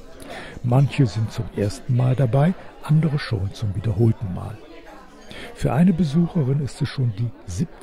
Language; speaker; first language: German; native; German